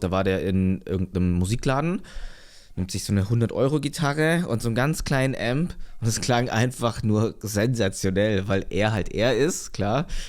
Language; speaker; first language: German; native; German